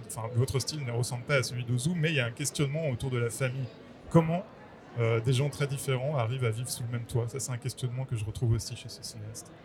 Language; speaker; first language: French; native; French